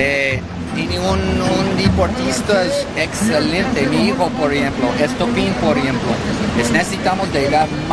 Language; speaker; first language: Spanish; non-native, learner; English